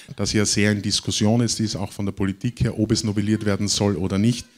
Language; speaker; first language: German; native; German